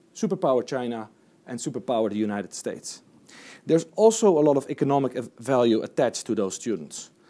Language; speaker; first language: English; non-native, fluent; Dutch